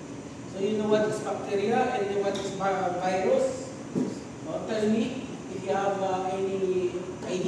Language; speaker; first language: English; non-native, local second language; Filipino